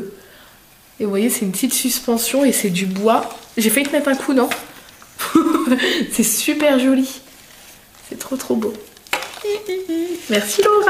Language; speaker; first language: French; native; French